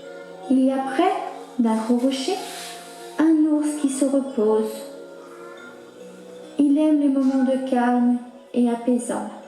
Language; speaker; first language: French; native; French